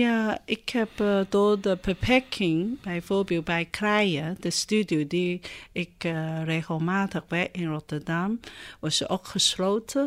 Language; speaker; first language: Dutch; non-native, learner; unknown